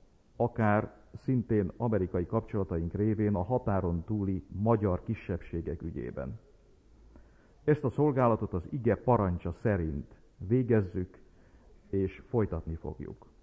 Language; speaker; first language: Hungarian; native; Hungarian